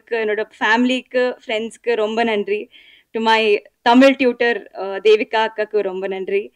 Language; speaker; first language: Tamil; non-native, fluent; Telugu